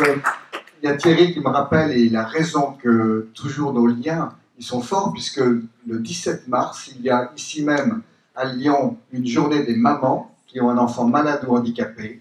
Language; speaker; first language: French; native; French